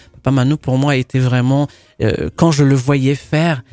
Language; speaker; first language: French; non-native, local second language; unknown